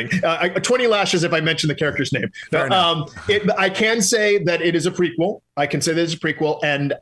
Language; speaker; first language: English; native; English